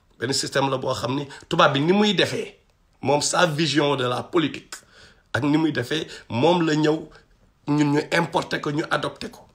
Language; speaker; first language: Wolof; non-native, local second language; Fula